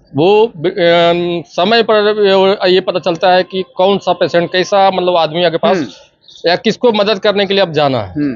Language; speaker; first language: Hindi; native; Hindi